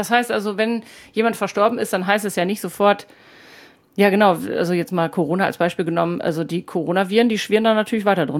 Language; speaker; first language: German; native; German